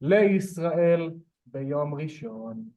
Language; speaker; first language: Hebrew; non-native, fluent; English